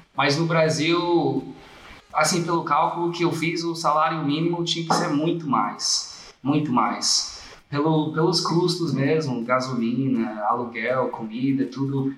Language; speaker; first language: Portuguese; non-native, fluent; English